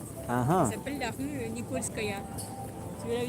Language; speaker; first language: French; non-native, fluent; Russian